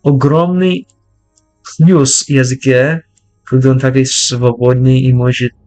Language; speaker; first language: Russian; non-native, learner; English